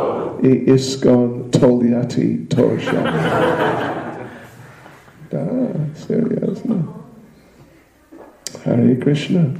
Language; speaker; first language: Russian; non-native, learner; English